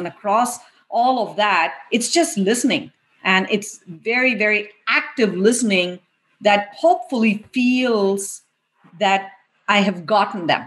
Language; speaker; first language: English; non-native, local second language; Tamil